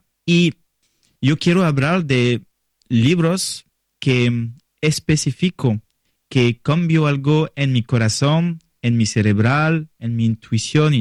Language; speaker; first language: Spanish; non-native, learner; French